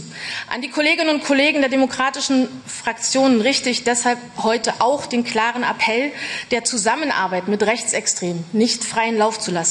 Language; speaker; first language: German; native; German